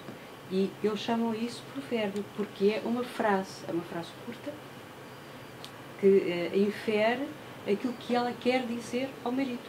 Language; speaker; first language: Portuguese; native; Portuguese